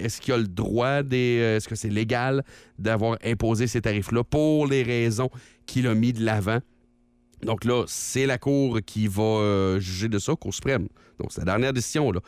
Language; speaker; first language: French; native; French